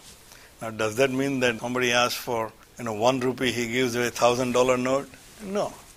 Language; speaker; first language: English; non-native, local second language; Gujarati